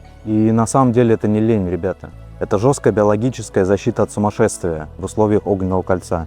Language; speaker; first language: Russian; native; Russian